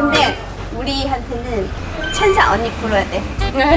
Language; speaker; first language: Korean; non-native, fluent; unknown